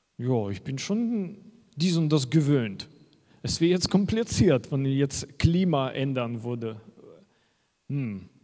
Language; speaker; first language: German; non-native, fluent; Russian